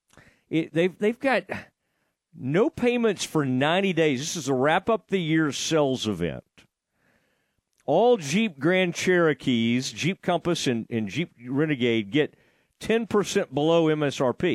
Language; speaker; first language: English; native; English